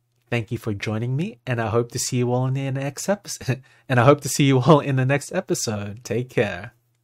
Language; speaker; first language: English; native; English